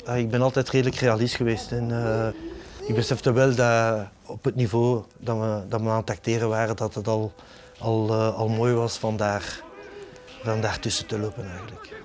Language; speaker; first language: Dutch; native; Dutch